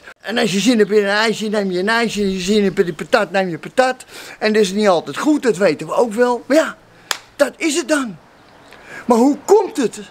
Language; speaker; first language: Dutch; native; Dutch